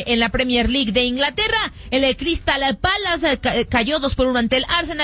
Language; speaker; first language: Spanish; native; Spanish